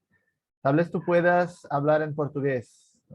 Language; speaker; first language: Spanish; non-native, fluent; Portuguese